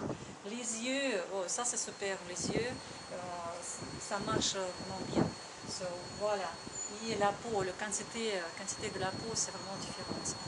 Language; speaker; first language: French; non-native, learner; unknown